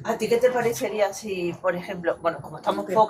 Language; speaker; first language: Spanish; native; Spanish